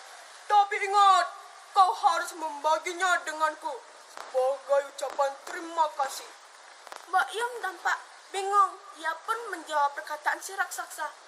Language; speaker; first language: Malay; non-native, local second language; Balinese